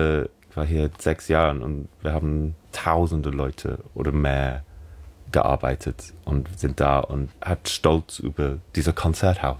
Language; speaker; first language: German; non-native, learner; English